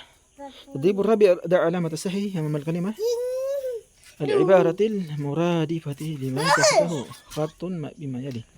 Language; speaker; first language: Arabic; non-native, fluent; Filipino